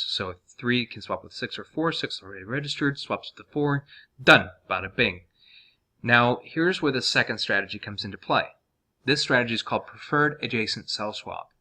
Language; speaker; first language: English; native; English